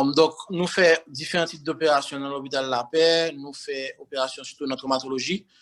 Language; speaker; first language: French; non-native, local second language; Haitian Creole